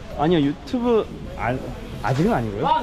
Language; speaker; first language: Korean; native; Korean